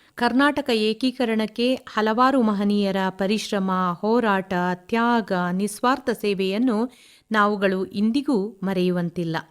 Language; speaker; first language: Kannada; native; Kannada